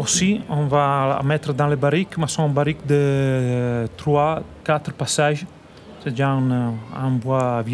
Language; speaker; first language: French; non-native, learner; Italian